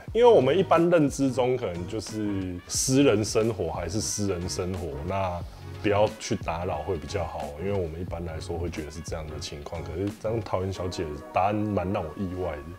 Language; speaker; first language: Chinese; native; Chinese